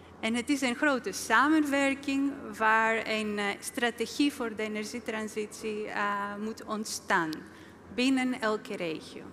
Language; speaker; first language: Dutch; non-native, fluent; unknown